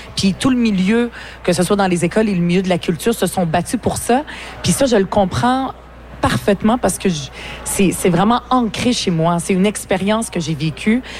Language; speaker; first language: French; early bilingual, other home language; Arabic